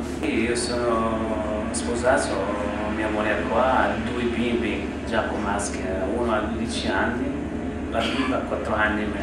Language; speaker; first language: Italian; non-native, learner; Arabic